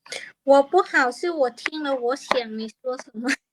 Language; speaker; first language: Chinese; non-native, learner; Lao